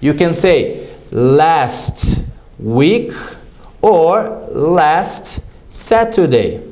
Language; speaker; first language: English; non-native, fluent; Portuguese